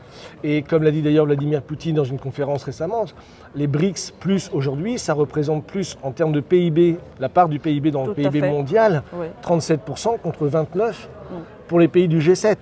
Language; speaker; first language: French; native; French